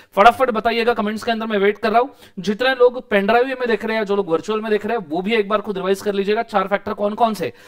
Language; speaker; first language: Hindi; non-native, local second language; Marathi